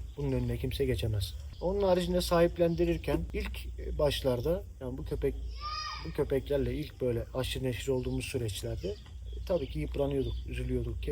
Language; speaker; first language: Turkish; native; Turkish